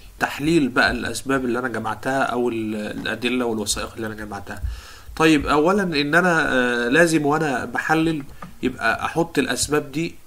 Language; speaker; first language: Arabic; native; Arabic